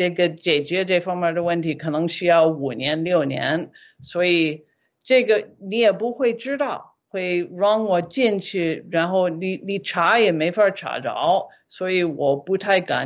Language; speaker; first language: Chinese; non-native, fluent; English